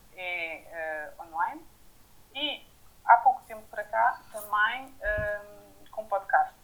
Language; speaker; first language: Portuguese; non-native, fluent; French